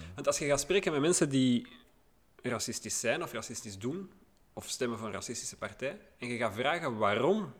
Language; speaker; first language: Dutch; native; Dutch